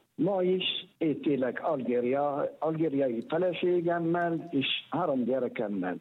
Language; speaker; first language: Hungarian; non-native, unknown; Arabic